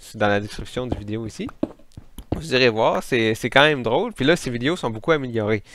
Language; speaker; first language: French; native; French